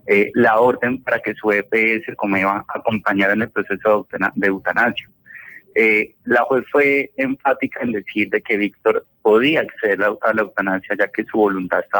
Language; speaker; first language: Spanish; native; Spanish